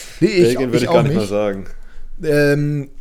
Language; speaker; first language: German; native; German